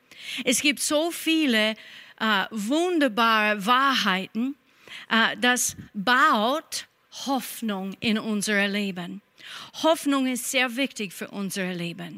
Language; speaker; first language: German; non-native, fluent; English